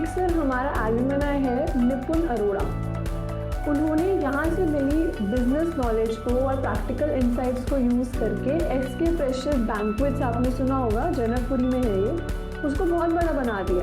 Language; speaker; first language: Hindi; native; Hindi